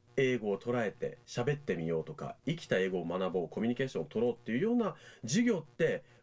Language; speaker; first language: Japanese; native; Japanese